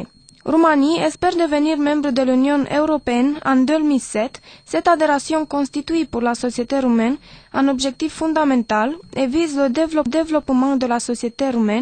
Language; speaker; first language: French; non-native, learner; Romanian